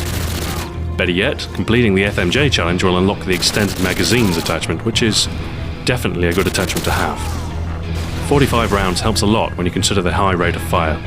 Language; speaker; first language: English; native; English